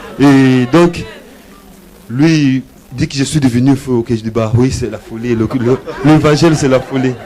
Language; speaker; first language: French; non-native, learner; Portuguese